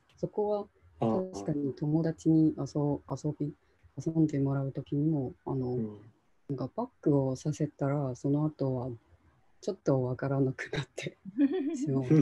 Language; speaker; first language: Japanese; non-native, local second language; Chinese